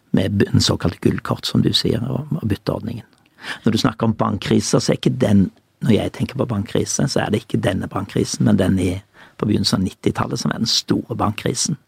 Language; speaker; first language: Norwegian; native; Norwegian